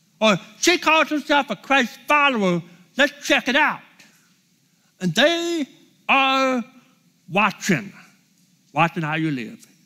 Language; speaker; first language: English; native; English